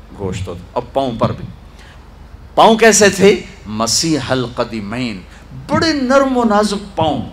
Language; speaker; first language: Urdu; non-native, local second language; Punjabi